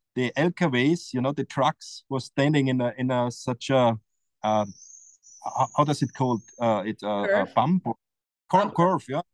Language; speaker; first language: English; non-native, learner; German